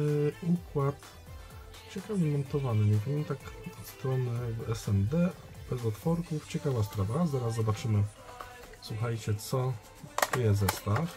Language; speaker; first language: Polish; native; Polish